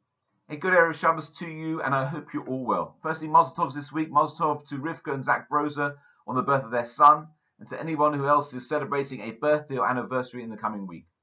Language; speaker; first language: English; native; English